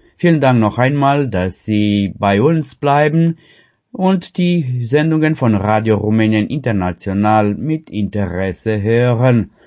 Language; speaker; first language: German; non-native, fluent; Romanian